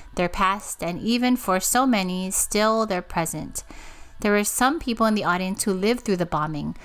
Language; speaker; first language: English; native; English